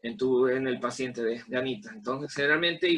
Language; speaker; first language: Spanish; native; Spanish